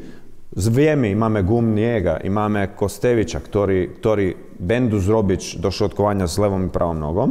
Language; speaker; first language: Polish; non-native, learner; Croatian